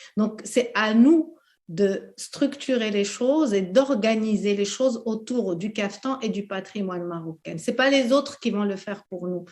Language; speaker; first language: French; early bilingual, other home language; Arabic